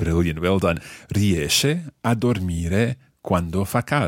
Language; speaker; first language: Italian; non-native, fluent; English